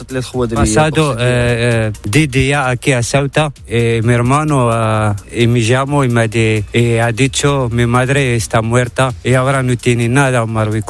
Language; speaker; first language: Spanish; non-native, learner; Arabic